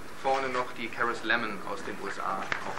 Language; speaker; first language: German; native; German